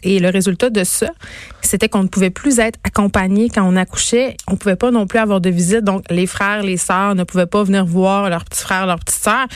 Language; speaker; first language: French; native; French